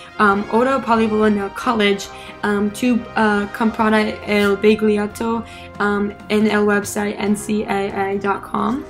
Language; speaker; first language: Italian; non-native, learner; English